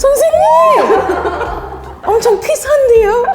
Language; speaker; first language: Korean; non-native, learner; English